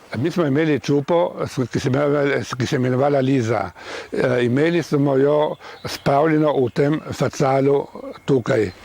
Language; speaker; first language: Slovenian; native; Slovenian